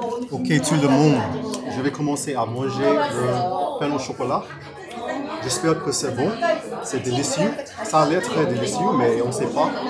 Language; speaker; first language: French; non-native, fluent; English